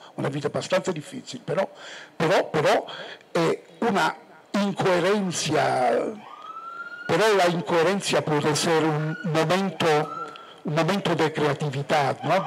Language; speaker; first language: Spanish; non-native, fluent; Italian